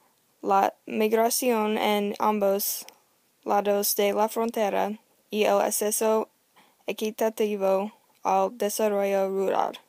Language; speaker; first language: Spanish; non-native, learner; English